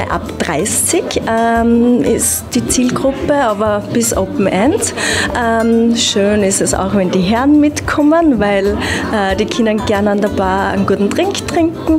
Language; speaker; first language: German; native; German